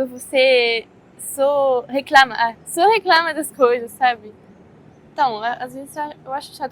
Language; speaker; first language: Portuguese; non-native, fluent; French